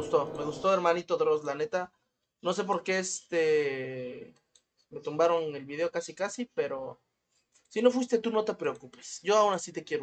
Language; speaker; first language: Spanish; native; Spanish